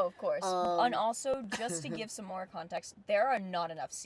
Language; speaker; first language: English; native; English